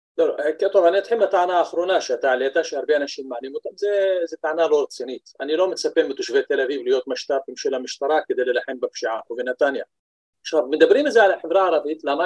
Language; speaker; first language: Hebrew; non-native, local second language; Arabic